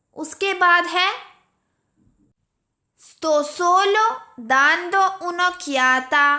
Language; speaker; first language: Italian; non-native, fluent; Urdu